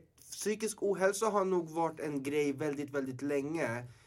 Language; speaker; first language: Swedish; native; Swedish